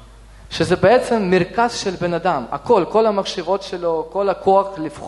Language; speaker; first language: Hebrew; non-native, fluent; Russian